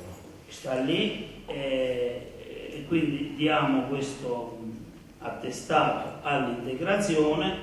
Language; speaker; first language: Italian; native; Italian